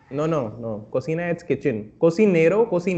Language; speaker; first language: Spanish; non-native, fluent; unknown